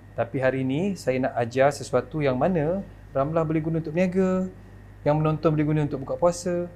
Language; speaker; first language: Malay; native; Malay